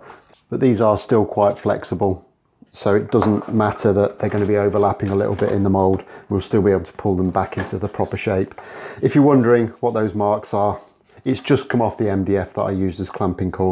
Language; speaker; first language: English; native; English